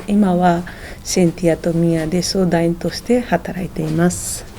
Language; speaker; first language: Japanese; non-native, fluent; Nepali